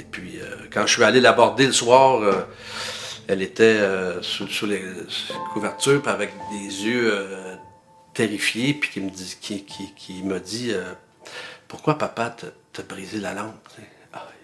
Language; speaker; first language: French; native; French